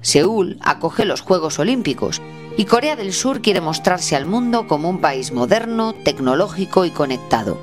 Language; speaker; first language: Spanish; native; Spanish